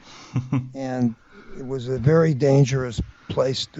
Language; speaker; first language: English; native; English